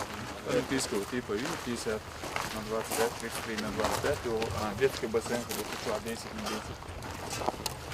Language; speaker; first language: Russian; non-native, local second language; Chechen